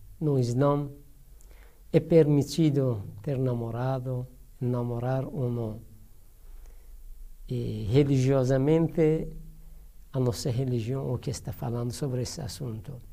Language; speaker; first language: Portuguese; non-native, learner; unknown